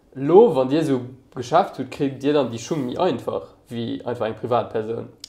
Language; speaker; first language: Luxembourgish; native; Luxembourgish